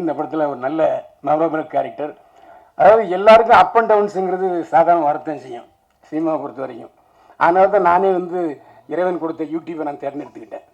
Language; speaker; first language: Tamil; native; Tamil